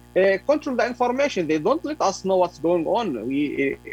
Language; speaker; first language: English; non-native, fluent; Arabic